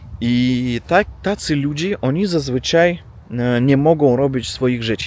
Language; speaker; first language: Polish; non-native, learner; Russian